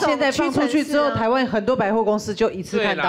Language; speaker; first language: Chinese; native; Chinese